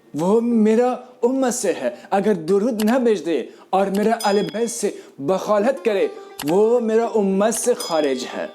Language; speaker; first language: Urdu; non-native, fluent; Persian